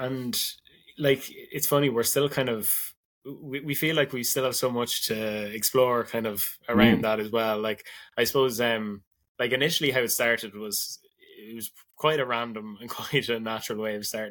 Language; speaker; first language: English; native; English